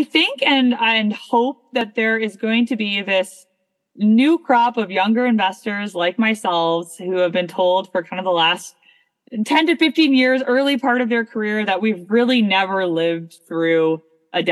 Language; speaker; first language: English; native; English